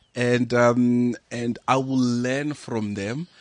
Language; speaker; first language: English; non-native, local second language; Venda